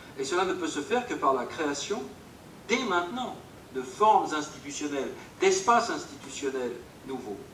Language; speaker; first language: French; native; French